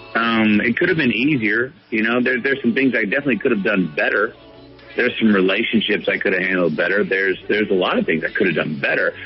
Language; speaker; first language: English; native; English